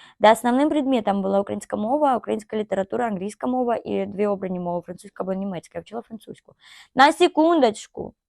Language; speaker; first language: Ukrainian; non-native, local second language; Russian